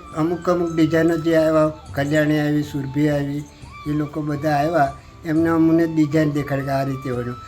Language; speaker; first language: Gujarati; native; Gujarati